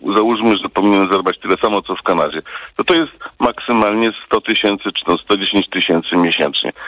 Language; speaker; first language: Polish; early bilingual, heritage; Polish